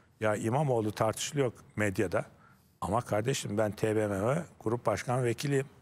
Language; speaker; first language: Turkish; native; Turkish